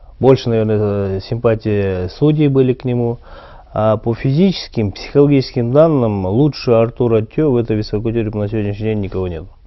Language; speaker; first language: Russian; non-native, local second language; Kyrgyz